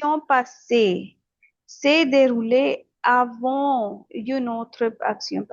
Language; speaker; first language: French; non-native, fluent; Hindi